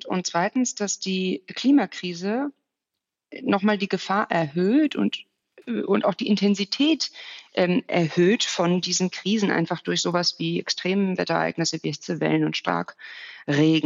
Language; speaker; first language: German; native; German